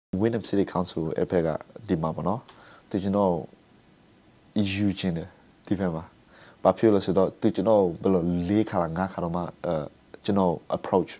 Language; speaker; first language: Burmese; non-native, local second language; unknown